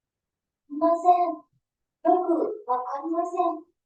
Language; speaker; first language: Japanese; non-native, learner; Indonesian